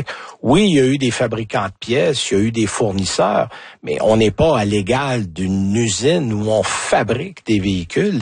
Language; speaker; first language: French; native; French